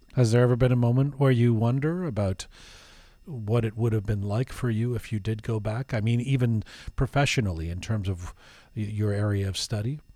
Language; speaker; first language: English; early bilingual, other home language; Persian